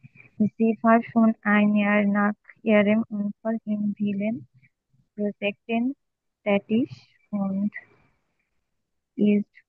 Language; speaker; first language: German; non-native, learner; Bangla